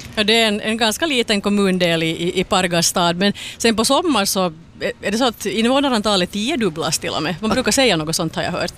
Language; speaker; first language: Swedish; native; Swedish